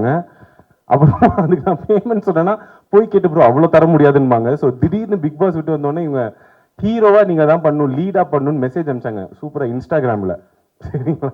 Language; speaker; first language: Tamil; native; Tamil